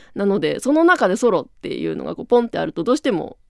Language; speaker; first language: Japanese; native; Japanese